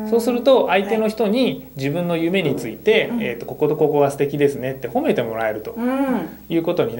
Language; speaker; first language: Japanese; native; Japanese